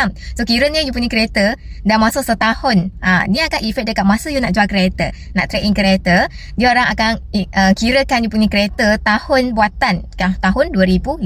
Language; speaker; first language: Malay; native; Malay